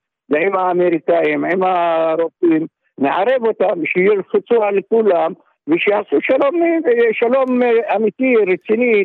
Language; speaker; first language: Hebrew; non-native, local second language; Arabic